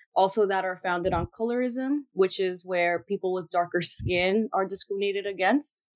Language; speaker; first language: English; early bilingual, other home language; Spanish